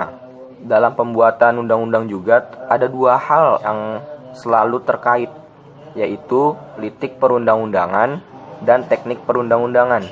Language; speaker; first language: Indonesian; native; Indonesian